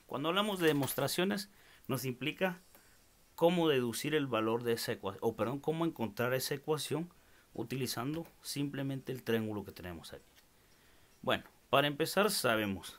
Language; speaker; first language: Spanish; native; Spanish